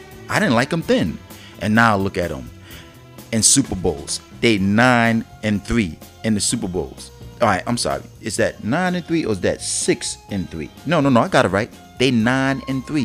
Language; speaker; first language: English; native; English